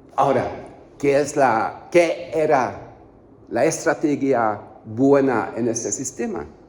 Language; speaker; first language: Spanish; non-native, learner; Hungarian